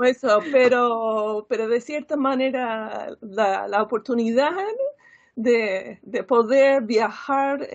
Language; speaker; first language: Spanish; non-native, fluent; English